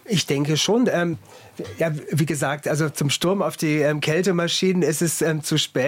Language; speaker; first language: German; native; German